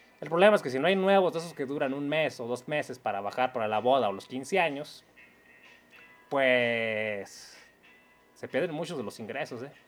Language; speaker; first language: Spanish; native; Spanish